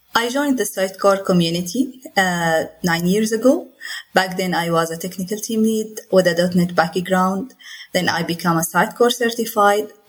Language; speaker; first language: English; non-native, fluent; Arabic